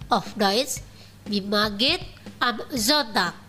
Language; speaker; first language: German; non-native, fluent; Indonesian